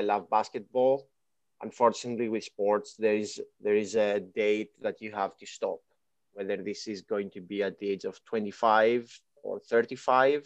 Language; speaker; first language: English; non-native, fluent; Greek